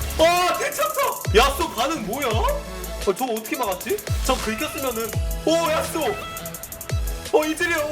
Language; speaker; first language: Korean; native; Korean